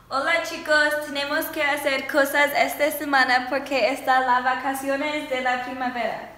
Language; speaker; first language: Spanish; non-native, learner; English